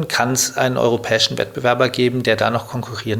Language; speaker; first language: German; native; German